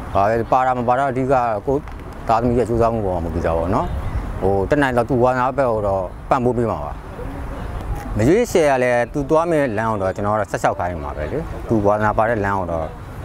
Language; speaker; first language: Burmese; native; Burmese